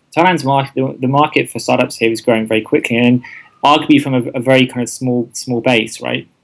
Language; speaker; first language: English; native; English